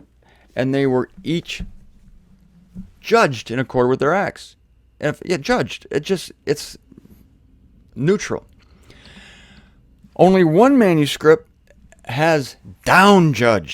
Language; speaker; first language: English; native; English